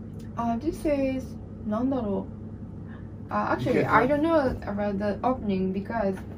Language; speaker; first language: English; non-native, learner; Japanese